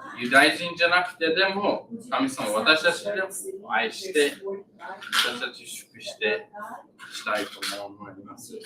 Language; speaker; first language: Japanese; non-native, learner; English